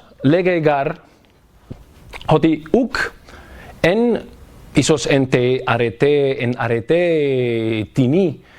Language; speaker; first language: Greek; non-native, fluent; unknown